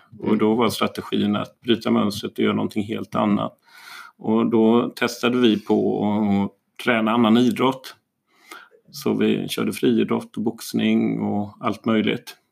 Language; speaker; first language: Swedish; native; Swedish